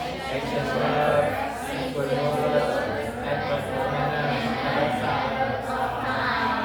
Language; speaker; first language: English; non-native, learner; Indonesian